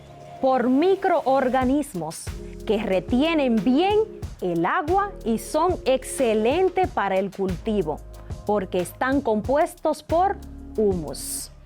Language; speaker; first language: Spanish; native; Spanish